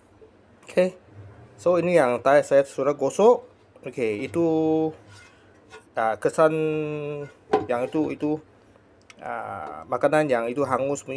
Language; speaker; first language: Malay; non-native, local second language; Chinese